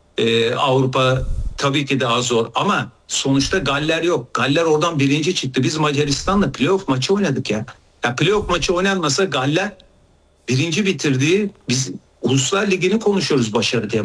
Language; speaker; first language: Turkish; native; Turkish